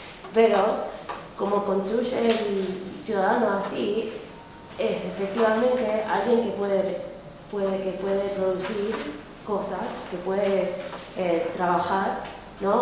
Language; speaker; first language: Spanish; non-native, fluent; English